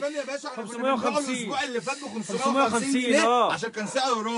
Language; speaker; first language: Arabic; native; Arabic